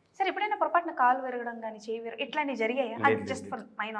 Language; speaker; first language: Telugu; native; Telugu